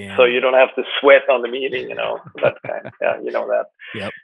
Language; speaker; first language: English; non-native, fluent; Swedish